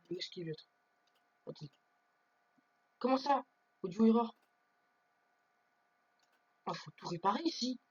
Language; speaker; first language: French; native; French